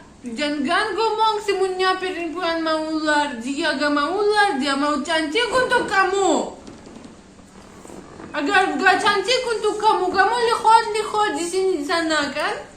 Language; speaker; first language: Indonesian; non-native, learner; Russian